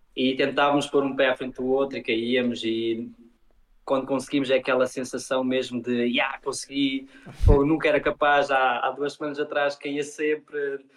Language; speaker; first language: Portuguese; early bilingual, heritage; Portuguese